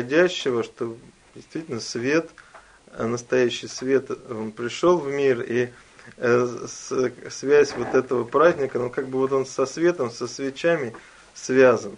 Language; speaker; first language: Russian; native; Russian